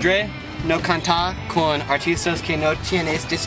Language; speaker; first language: Spanish; non-native, learner; English